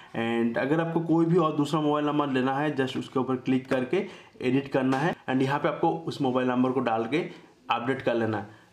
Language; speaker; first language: Hindi; native; Hindi